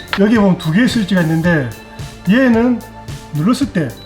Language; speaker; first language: Korean; native; Korean